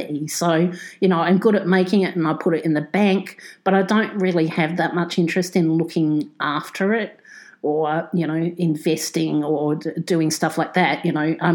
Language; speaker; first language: English; native; English